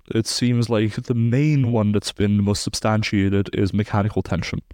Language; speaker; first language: English; non-native, fluent; German